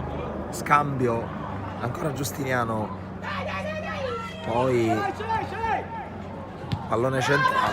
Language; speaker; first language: Italian; native; Italian